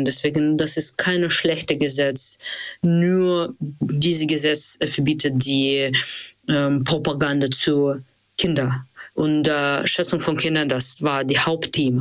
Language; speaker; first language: German; non-native, learner; Russian